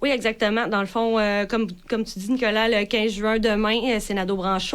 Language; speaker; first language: French; native; French